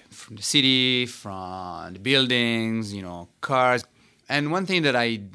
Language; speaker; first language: English; non-native, fluent; Italian